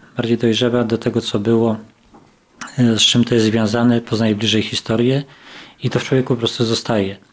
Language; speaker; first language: Polish; native; Polish